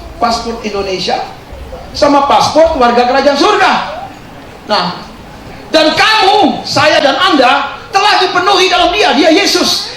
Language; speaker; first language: Indonesian; early bilingual, heritage; Indonesian